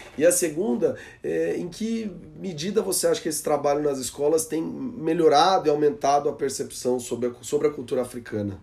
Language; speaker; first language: Portuguese; native; Portuguese